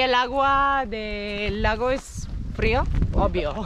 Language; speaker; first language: Spanish; non-native, fluent; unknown